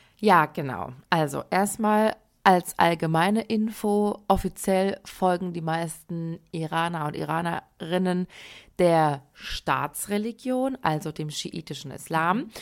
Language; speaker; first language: German; early bilingual, other home language; Persian